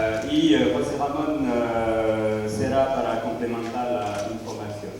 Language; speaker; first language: Spanish; non-native, learner; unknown